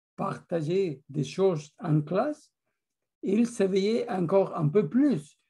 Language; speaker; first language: French; non-native, fluent; Spanish